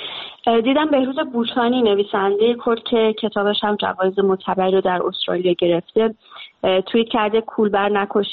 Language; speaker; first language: Persian; native; Persian